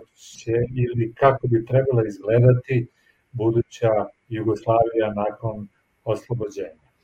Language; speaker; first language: Serbian; native; Serbian